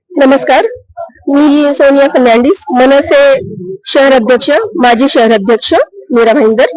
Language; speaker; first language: Marathi; non-native, local second language; Gujarati